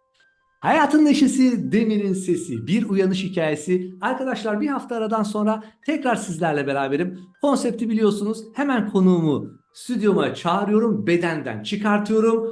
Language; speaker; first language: Turkish; native; Turkish